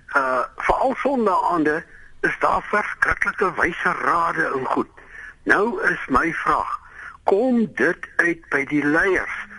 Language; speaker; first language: Afrikaans; native; Afrikaans